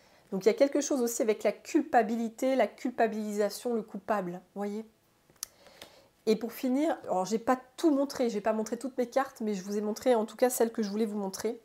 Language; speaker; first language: French; native; French